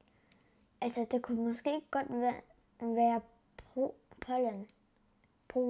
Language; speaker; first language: Danish; early bilingual, other home language; Spanish